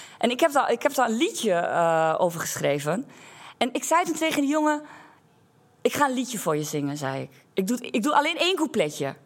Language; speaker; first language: Dutch; native; Dutch